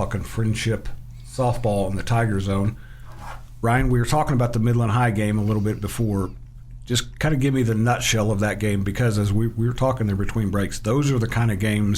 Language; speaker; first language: English; native; English